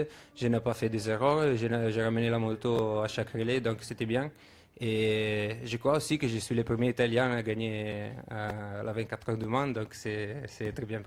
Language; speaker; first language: French; non-native, fluent; Italian